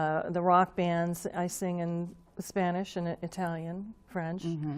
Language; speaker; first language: English; native; English